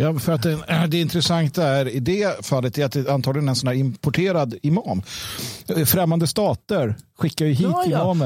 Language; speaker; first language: Swedish; native; Swedish